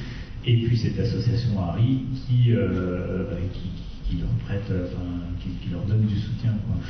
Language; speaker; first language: French; native; French